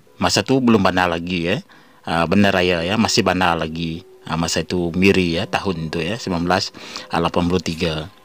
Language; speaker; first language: Malay; non-native, local second language; Iban